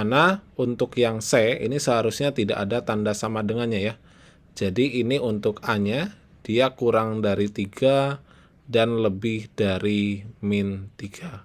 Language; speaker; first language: Indonesian; native; Indonesian